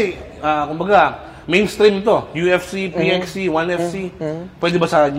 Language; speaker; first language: Filipino; native; Filipino